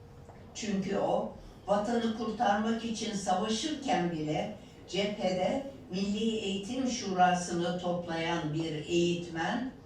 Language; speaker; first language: Turkish; native; Turkish